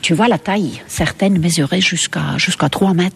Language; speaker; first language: French; non-native, fluent; Estonian